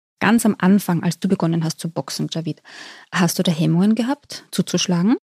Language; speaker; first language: German; native; German